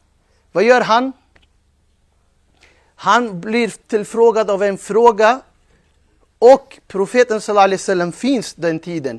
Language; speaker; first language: Swedish; non-native, fluent; Urdu